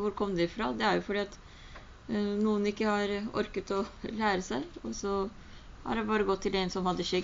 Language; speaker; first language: Norwegian; early bilingual, other home language; Urdu